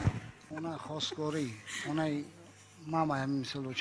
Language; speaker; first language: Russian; non-native, learner; Tajik